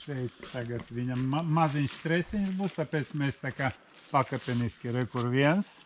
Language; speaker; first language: Latvian; non-native, local second language; Russian